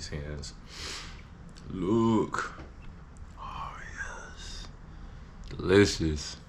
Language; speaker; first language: English; native; English